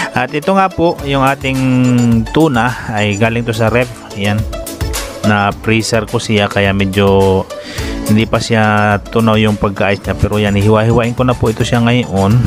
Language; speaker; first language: Filipino; non-native, local second language; Cebuano